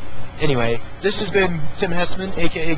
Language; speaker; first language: English; native; English